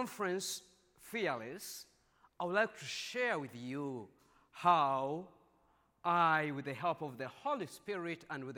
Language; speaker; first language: English; non-native, local second language; Ganda